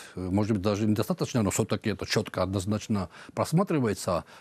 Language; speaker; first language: Russian; non-native, local second language; Georgian